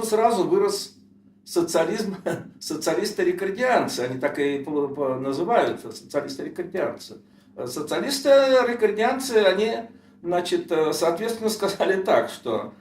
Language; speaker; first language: Russian; native; Russian